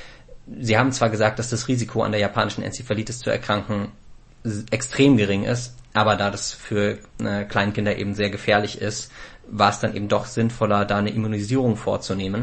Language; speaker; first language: German; native; German